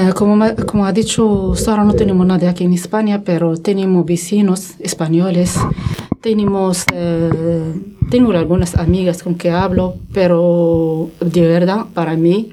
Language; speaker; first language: Spanish; non-native, learner; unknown